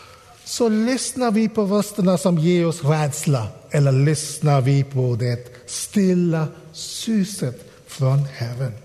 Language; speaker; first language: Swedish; non-native, fluent; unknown